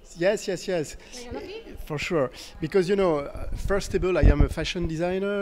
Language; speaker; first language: English; non-native, fluent; French